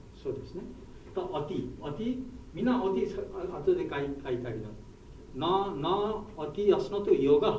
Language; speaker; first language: Japanese; non-native, learner; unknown